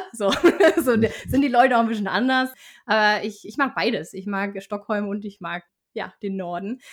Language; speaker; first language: German; native; German